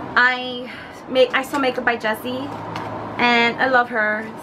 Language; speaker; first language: English; native; English